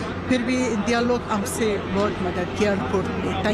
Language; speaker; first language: Hindi; non-native, learner; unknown